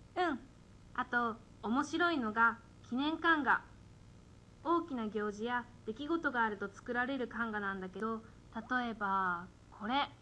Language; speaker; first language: Japanese; native; Japanese